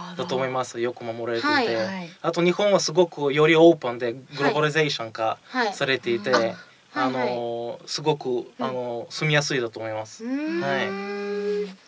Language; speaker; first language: Japanese; non-native, fluent; Bulgarian